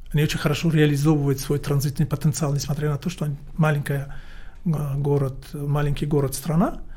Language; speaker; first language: Russian; non-native, local second language; Tajik